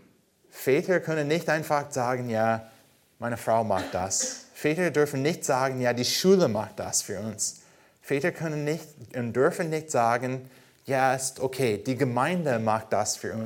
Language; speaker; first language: German; non-native, fluent; English